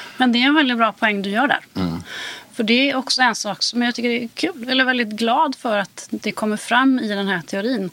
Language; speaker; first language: Swedish; native; Swedish